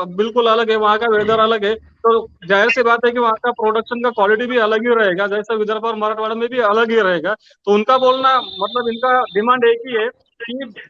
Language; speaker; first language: Hindi; non-native, local second language; Marathi